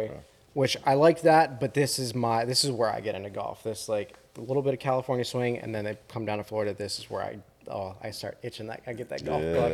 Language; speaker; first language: English; native; English